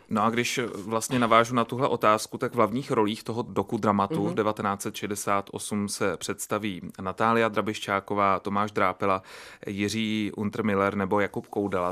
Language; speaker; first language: Czech; native; Czech